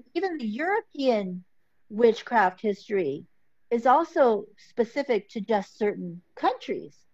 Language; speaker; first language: English; early bilingual, other home language; Filipino